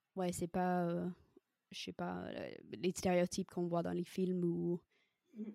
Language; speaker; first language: French; non-native, fluent; English